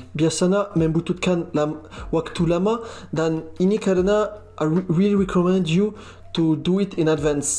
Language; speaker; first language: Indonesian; non-native, learner; French